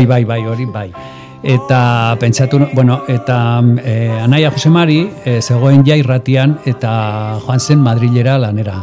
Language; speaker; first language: Basque; non-native, local second language; Spanish